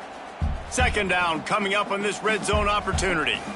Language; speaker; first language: English; native; English